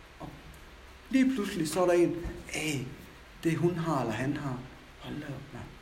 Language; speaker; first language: Danish; native; Danish